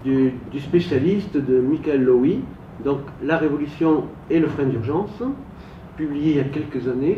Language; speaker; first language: French; native; French